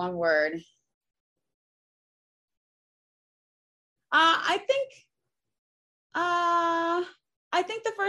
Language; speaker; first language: English; native; English